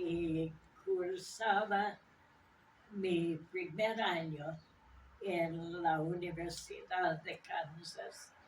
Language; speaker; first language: Spanish; non-native, fluent; English